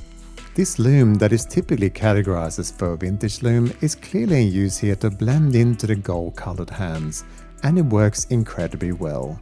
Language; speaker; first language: English; native; English